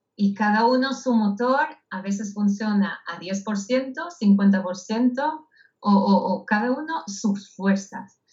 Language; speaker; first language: Spanish; non-native, fluent; Hebrew